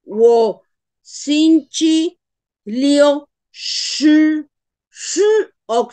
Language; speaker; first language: Chinese; non-native, learner; Spanish